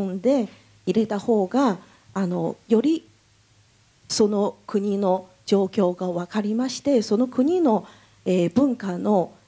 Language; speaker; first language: Japanese; non-native, fluent; Chinese